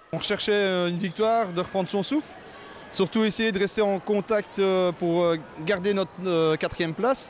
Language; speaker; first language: French; native; French